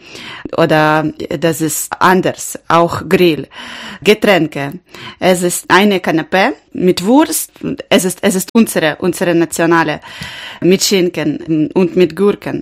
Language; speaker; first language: German; non-native, learner; Ukrainian